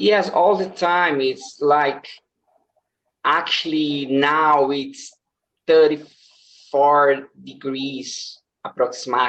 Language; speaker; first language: English; non-native, learner; Portuguese